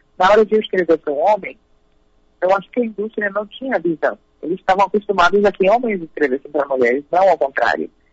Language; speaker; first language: Portuguese; early bilingual, heritage; Spanish